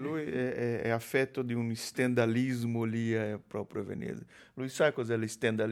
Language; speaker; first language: Italian; non-native, fluent; Portuguese